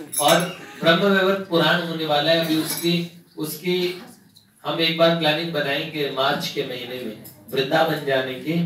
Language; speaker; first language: Hindi; native; Hindi